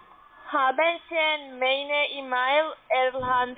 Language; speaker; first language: German; non-native, learner; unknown